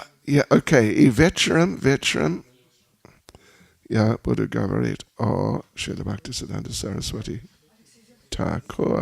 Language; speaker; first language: Russian; non-native, learner; English